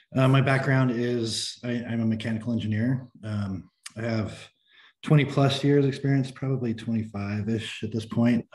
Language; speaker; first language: English; native; English